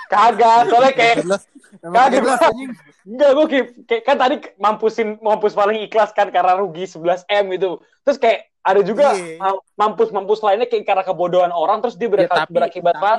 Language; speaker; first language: Indonesian; native; Indonesian